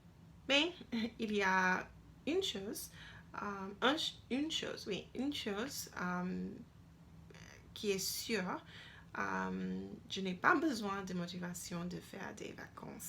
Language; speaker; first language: French; non-native, learner; English